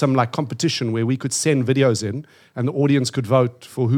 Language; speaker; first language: English; native; English